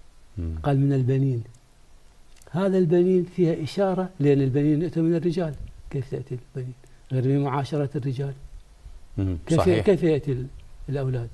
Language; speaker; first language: Arabic; native; Arabic